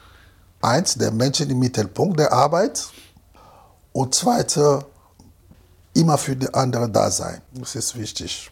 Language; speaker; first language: German; non-native, fluent; Lingala